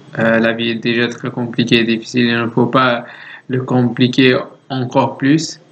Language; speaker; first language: French; non-native, learner; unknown